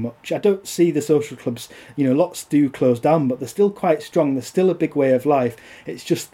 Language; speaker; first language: English; native; English